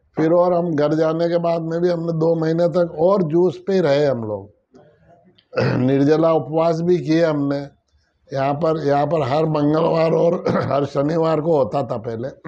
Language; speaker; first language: Hindi; native; Hindi